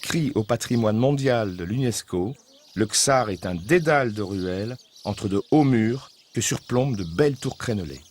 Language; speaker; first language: French; native; French